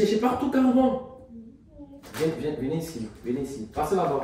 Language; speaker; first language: French; native; French